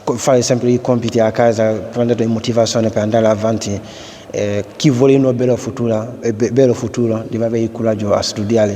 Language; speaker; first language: Italian; non-native, fluent; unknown